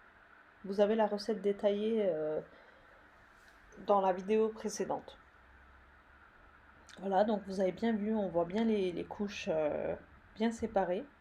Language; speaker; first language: French; native; French